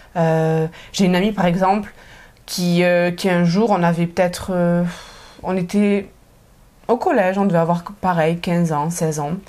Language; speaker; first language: French; native; French